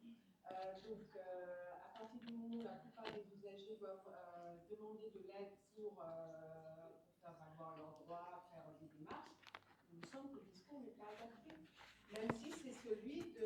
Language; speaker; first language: French; native; French